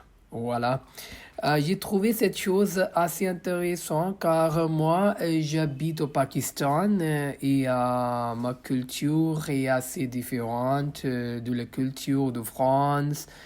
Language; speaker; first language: French; non-native, fluent; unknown